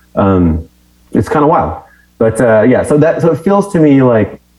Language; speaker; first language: English; native; English